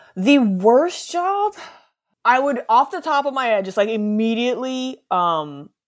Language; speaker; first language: English; native; English